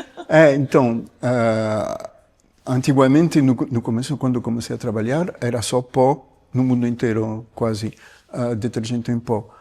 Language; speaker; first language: Portuguese; non-native, fluent; French